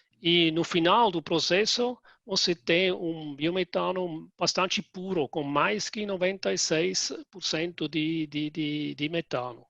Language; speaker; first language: Portuguese; non-native, fluent; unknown